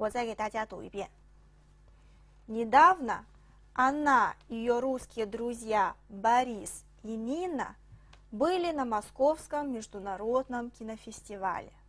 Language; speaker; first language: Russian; non-native, fluent; Chinese